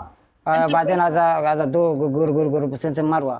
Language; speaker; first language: Arabic; non-native, learner; Bangla